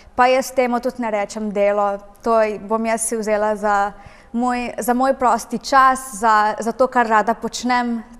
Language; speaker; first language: Slovenian; native; Slovenian